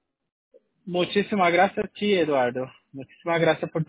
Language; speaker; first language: Spanish; non-native, learner; Portuguese